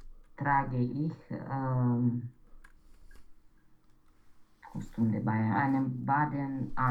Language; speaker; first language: German; non-native, learner; Romanian